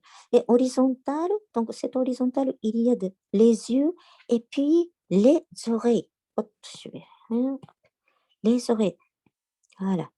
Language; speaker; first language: French; non-native, learner; Japanese